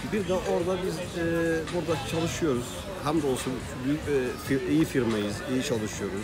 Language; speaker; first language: Turkish; non-native, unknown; Arabic